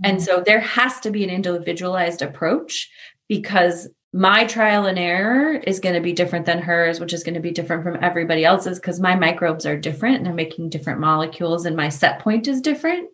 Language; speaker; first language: English; native; English